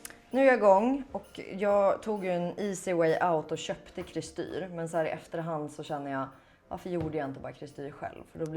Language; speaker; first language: Swedish; native; Swedish